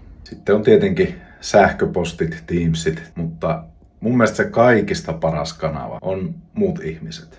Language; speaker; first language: Finnish; native; Finnish